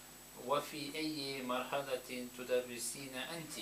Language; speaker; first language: Arabic; non-native, learner; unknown